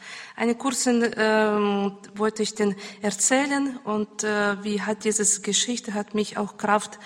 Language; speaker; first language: German; non-native, learner; Russian